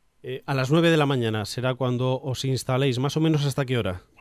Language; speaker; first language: Spanish; native; Spanish